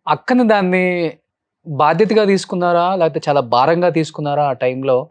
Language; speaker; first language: Telugu; native; Telugu